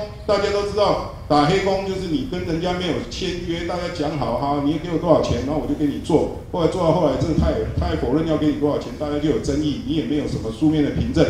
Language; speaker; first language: Chinese; native; Chinese